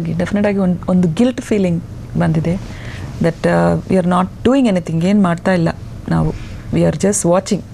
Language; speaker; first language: Kannada; non-native, local second language; Tamil